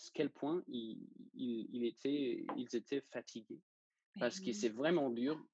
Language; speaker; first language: French; non-native, fluent; Danish